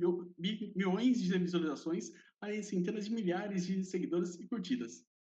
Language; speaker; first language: Portuguese; native; Portuguese